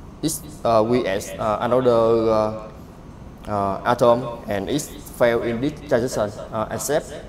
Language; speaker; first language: English; non-native, learner; Vietnamese